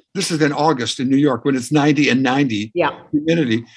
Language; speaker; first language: English; native; English